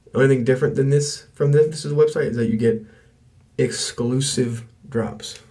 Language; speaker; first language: English; native; English